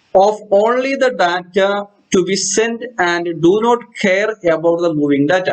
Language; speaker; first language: English; non-native, local second language; Malayalam